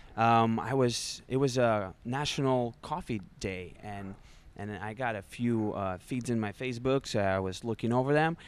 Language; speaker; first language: English; non-native, fluent; Russian